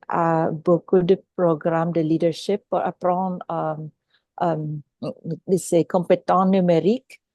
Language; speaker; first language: French; non-native, local second language; Filipino